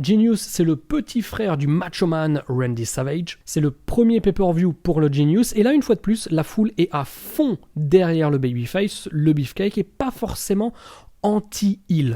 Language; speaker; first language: French; native; French